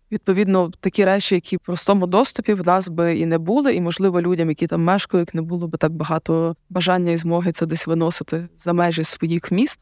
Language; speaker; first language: Ukrainian; native; Ukrainian